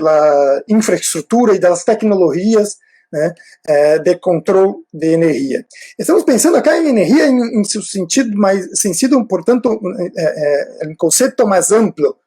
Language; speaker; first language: Spanish; non-native, fluent; Portuguese